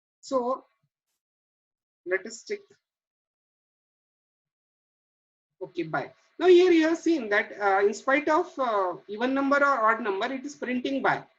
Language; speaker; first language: English; non-native, local second language; Marathi